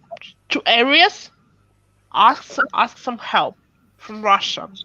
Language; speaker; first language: English; non-native, fluent; Russian